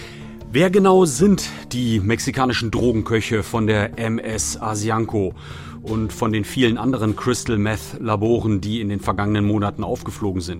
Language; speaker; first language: German; native; German